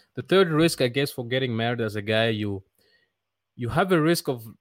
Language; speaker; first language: English; non-native, fluent; Dutch